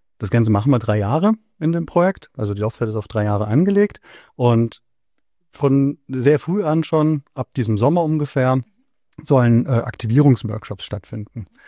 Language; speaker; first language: German; native; German